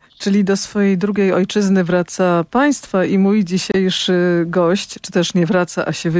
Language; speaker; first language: Polish; native; Polish